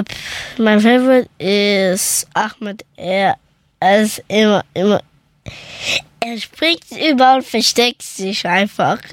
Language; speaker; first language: German; early bilingual, other home language; Persian